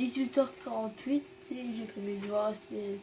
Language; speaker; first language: French; native; French